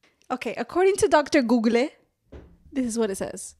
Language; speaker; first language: English; early bilingual, other home language; Spanish